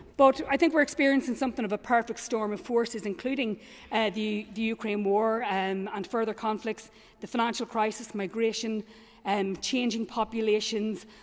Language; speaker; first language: English; native; English